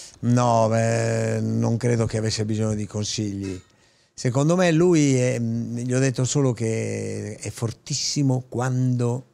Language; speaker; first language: Italian; native; Italian